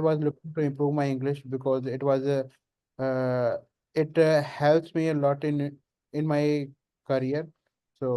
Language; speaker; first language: English; non-native, learner; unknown